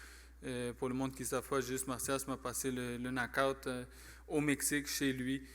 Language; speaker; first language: French; native; French